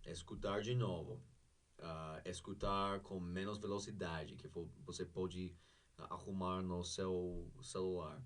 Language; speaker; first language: Portuguese; non-native, fluent; English